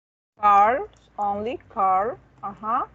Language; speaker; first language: English; non-native, learner; Spanish